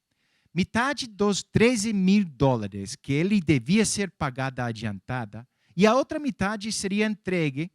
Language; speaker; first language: Portuguese; non-native, fluent; English